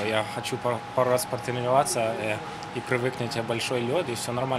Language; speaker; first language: Russian; early bilingual, heritage; English